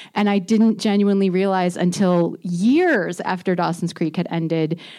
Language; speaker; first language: English; native; English